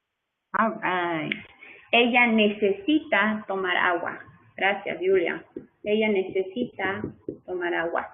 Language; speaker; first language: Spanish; non-native, fluent; English